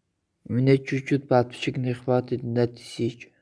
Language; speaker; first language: Russian; non-native, learner; Tajik